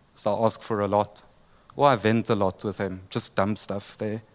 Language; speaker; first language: English; native; English